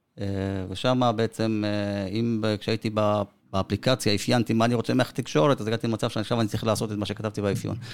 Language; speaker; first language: Hebrew; early bilingual, other home language; Spanish